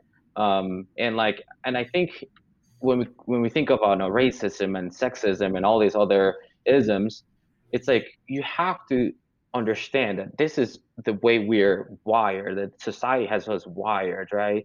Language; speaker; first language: English; non-native, fluent; Spanish